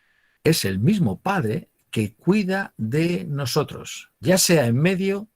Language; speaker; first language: Spanish; native; Spanish